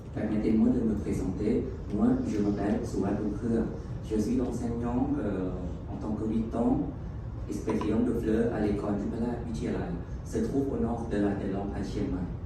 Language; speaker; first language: French; non-native, fluent; Thai